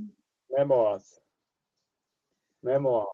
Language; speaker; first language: English; non-native, learner; Japanese